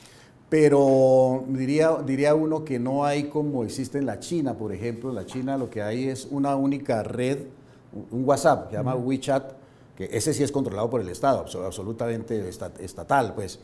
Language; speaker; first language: Spanish; native; Spanish